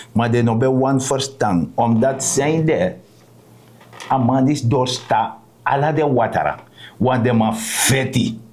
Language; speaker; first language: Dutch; non-native, local second language; Sranan Tongo